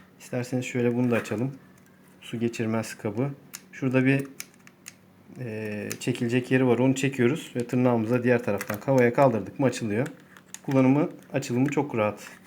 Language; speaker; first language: Turkish; native; Turkish